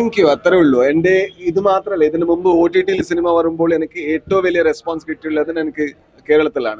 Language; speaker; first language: Malayalam; non-native, learner; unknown